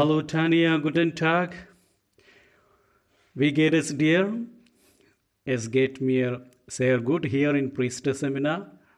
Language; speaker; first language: German; non-native, learner; Malayalam